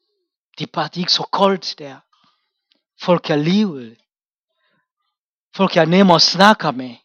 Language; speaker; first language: Danish; non-native, fluent; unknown